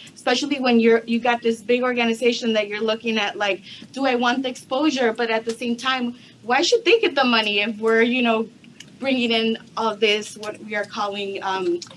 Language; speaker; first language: English; native; English